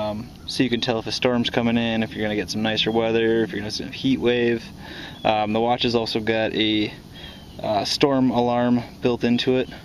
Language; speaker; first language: English; native; English